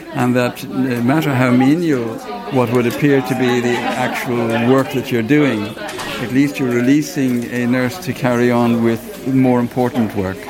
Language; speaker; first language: English; native; English